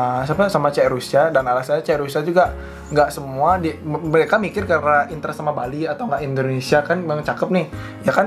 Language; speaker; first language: Indonesian; native; Indonesian